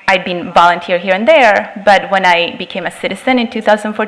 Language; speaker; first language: English; native; English